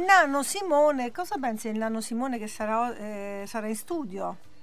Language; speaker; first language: Italian; native; Italian